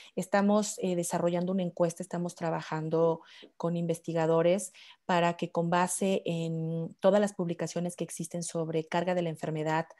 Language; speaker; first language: Spanish; native; Spanish